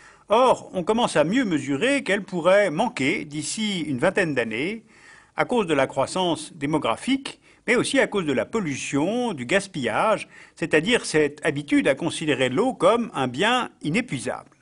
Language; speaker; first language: French; native; French